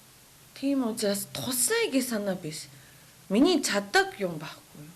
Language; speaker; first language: Mongolian; non-native, learner; Japanese